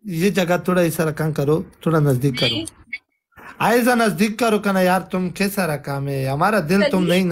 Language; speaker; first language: Hindi; non-native, local second language; Pashto